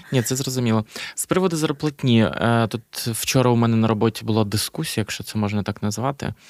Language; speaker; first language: Ukrainian; native; Ukrainian